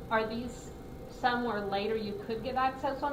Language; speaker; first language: English; native; English